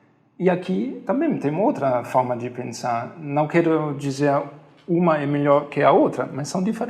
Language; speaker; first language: Portuguese; non-native, fluent; German